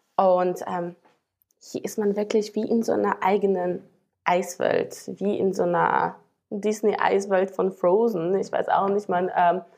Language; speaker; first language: German; non-native, fluent; Slovak